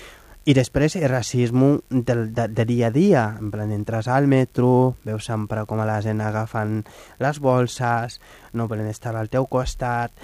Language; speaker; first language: Catalan; non-native, fluent; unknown